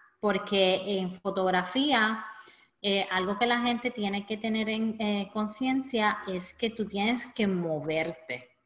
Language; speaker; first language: Spanish; native; Spanish